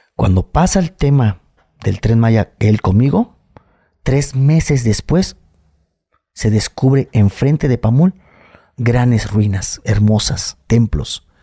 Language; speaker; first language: Spanish; native; Spanish